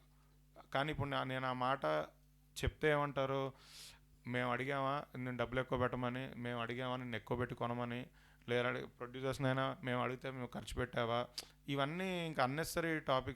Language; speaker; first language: Telugu; native; Telugu